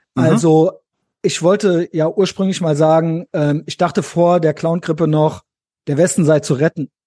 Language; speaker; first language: German; native; German